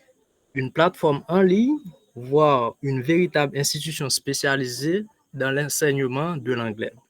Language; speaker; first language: French; non-native, local second language; Haitian Creole